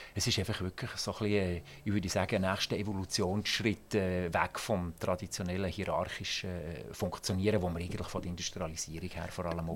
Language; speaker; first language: German; native; German